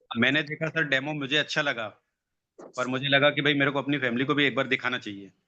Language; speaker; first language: Hindi; native; Hindi